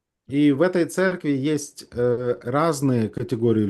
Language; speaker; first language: Russian; native; Russian